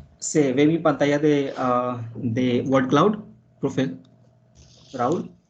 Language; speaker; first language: Spanish; non-native, fluent; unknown